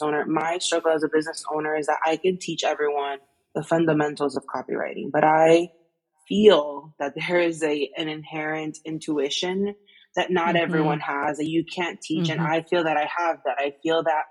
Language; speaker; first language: English; native; English